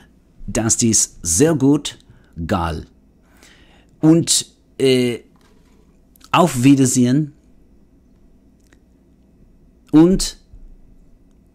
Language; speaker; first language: German; non-native, learner; English